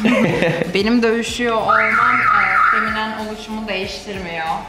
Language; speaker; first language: Turkish; native; Turkish